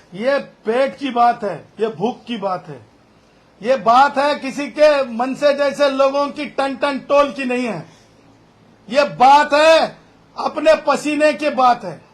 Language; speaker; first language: Hindi; non-native, local second language; Marathi